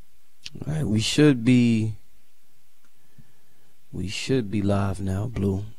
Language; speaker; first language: English; native; English